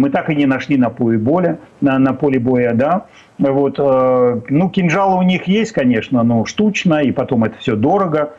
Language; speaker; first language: Russian; native; Russian